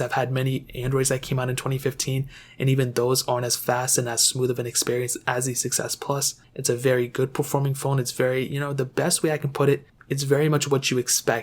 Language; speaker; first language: English; native; English